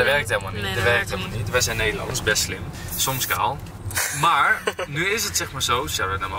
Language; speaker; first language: Dutch; native; Dutch